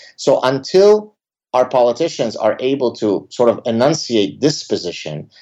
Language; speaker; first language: English; early bilingual, other home language; Arabic